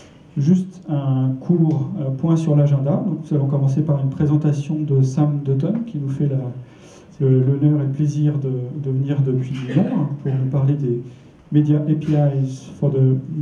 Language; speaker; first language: French; native; French